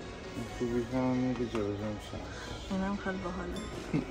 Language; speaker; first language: Persian; native; Persian